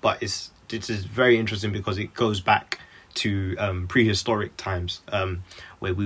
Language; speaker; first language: English; native; English